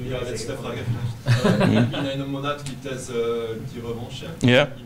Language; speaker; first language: German; non-native, local second language; French